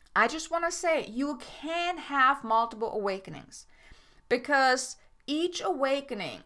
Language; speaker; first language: English; non-native, fluent; German